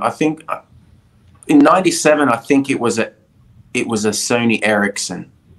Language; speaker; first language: English; early bilingual, other home language; Spanish